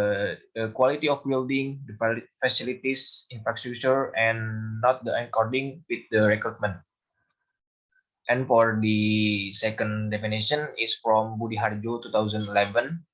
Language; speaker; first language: English; non-native, learner; Indonesian